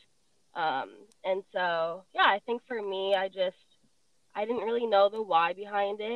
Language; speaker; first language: English; native; English